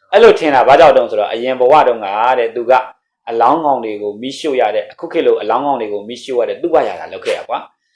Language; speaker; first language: Burmese; native; Burmese